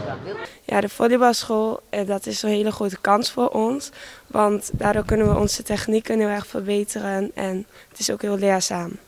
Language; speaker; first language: Dutch; native; Dutch